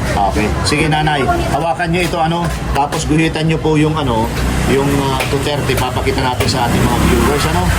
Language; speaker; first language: Filipino; native; Filipino